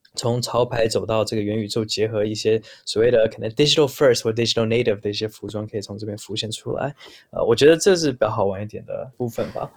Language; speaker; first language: Chinese; early bilingual, heritage; Chinese